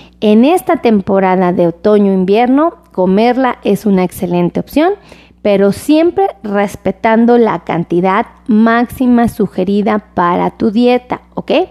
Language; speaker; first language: Spanish; native; Spanish